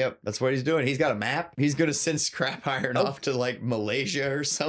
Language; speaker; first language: English; native; English